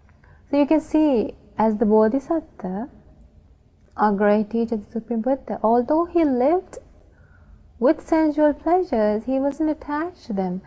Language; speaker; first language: English; non-native, local second language; Sinhala